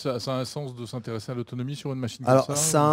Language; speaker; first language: French; native; French